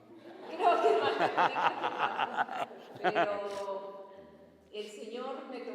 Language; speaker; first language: Spanish; native; Spanish